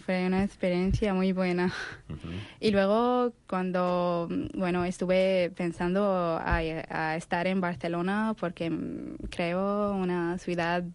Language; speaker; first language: Spanish; non-native, learner; Arabic